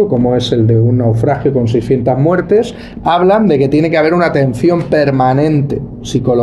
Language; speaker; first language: Spanish; native; Spanish